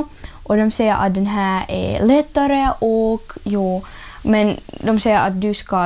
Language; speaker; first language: Swedish; non-native, learner; Russian